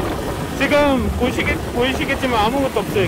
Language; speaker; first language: Korean; native; Korean